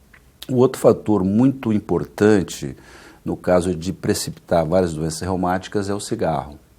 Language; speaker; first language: Portuguese; native; Portuguese